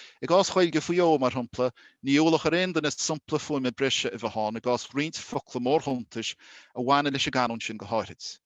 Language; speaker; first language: Irish; native; Irish